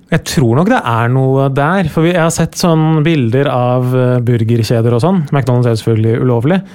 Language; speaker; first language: Norwegian; early bilingual, other home language; Persian